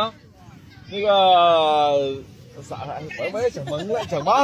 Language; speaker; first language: Chinese; native; Chinese